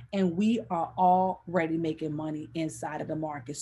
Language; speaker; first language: English; native; English